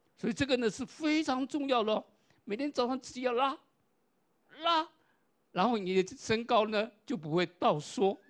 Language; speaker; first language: Chinese; non-native, local second language; Hakka Chinese